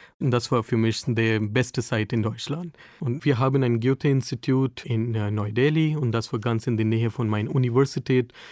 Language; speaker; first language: German; non-native, learner; Hindi